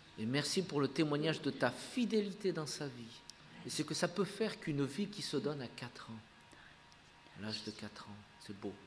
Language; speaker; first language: French; native; French